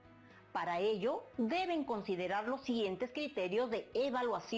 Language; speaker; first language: Spanish; native; Spanish